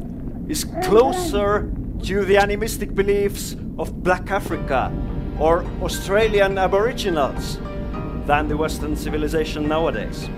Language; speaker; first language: English; non-native, fluent; Estonian